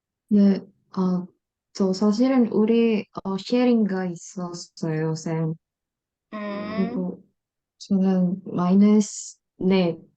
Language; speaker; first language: Korean; non-native, learner; Indonesian